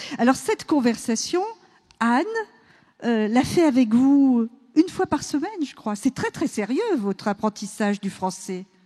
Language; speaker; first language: French; native; French